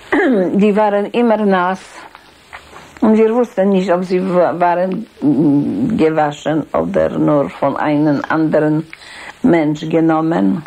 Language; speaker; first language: German; non-native, fluent; Polish